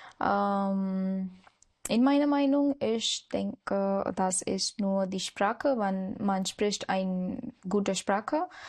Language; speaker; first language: German; non-native, learner; Marathi